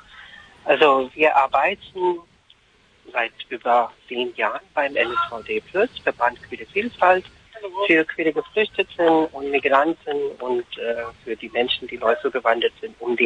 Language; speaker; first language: German; non-native, fluent; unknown